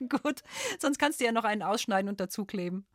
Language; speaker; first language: German; native; German